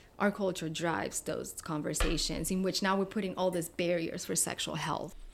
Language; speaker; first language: English; non-native, fluent; Spanish